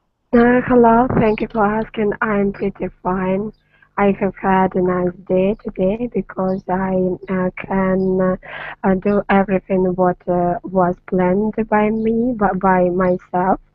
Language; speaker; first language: English; non-native, learner; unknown